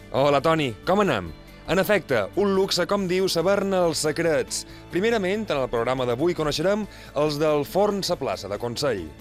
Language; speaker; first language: Catalan; native; Catalan